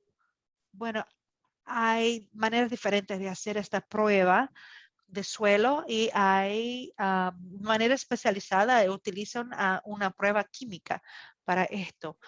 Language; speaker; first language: Spanish; non-native, fluent; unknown